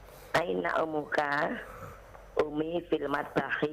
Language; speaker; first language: Arabic; non-native, learner; Indonesian